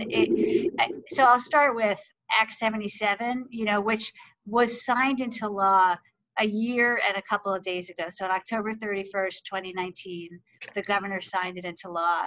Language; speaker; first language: English; native; English